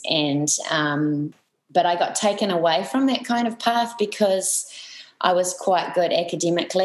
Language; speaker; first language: English; native; English